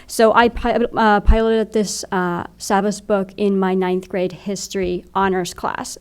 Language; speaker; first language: English; non-native, fluent; Finnish